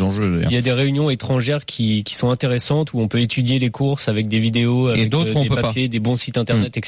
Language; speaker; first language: French; native; French